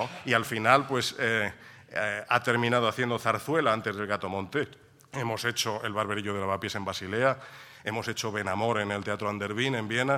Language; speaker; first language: Spanish; native; Spanish